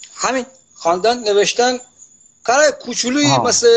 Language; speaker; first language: Persian; non-native, local second language; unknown